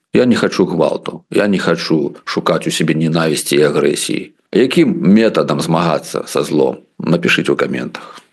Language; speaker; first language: Belarusian; non-native, local second language; Russian